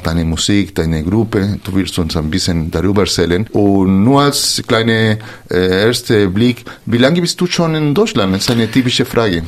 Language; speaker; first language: German; non-native, fluent; Spanish